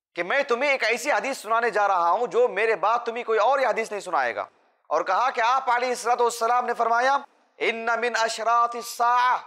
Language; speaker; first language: Urdu; native; Urdu